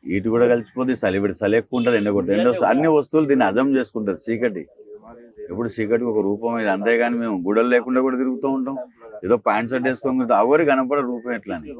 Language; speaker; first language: Telugu; native; Telugu